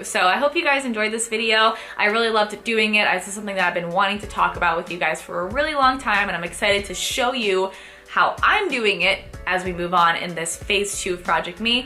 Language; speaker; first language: English; native; English